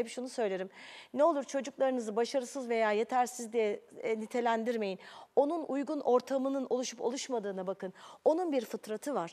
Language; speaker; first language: Turkish; native; Turkish